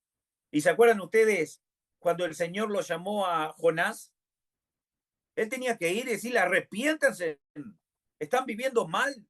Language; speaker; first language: Spanish; native; Spanish